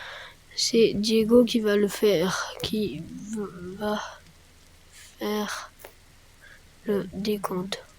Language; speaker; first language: French; native; French